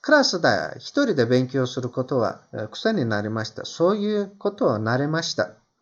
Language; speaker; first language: Japanese; non-native, fluent; Turkish